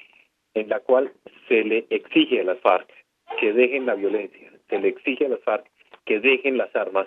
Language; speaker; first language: Spanish; native; Spanish